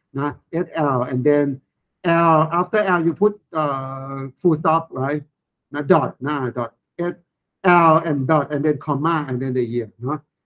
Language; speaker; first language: English; non-native, fluent; Thai